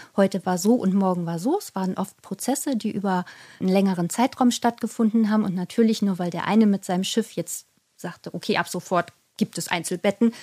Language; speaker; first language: German; native; German